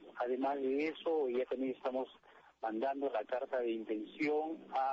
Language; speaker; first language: Spanish; native; Spanish